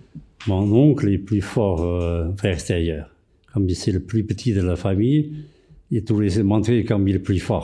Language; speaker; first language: French; non-native, fluent; Chinese